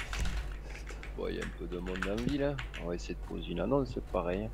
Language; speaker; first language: French; native; French